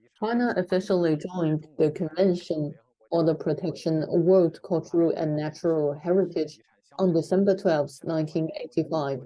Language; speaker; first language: English; non-native, fluent; Chinese